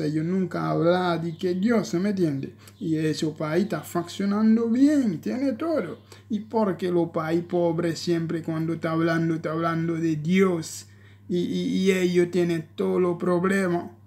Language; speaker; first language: Spanish; non-native, learner; Haitian Creole